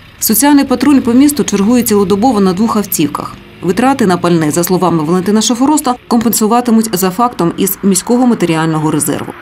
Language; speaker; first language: Ukrainian; native; Ukrainian